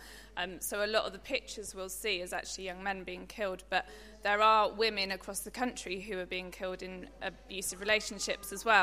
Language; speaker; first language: English; native; English